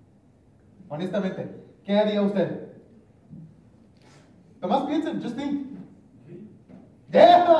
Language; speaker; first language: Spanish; early bilingual, heritage; English